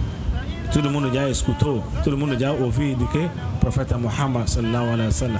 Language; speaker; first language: Portuguese; non-native, learner; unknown